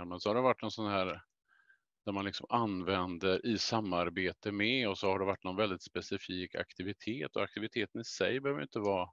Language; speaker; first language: Swedish; native; Swedish